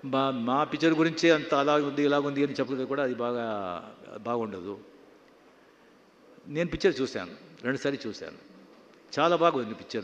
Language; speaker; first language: Telugu; non-native, fluent; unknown